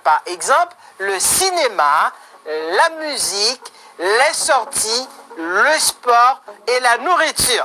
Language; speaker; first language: French; non-native, fluent; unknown